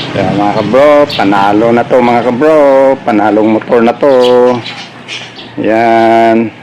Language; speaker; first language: Filipino; non-native, local second language; Cebuano